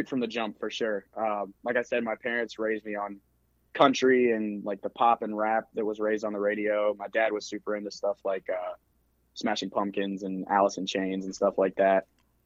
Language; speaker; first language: English; native; English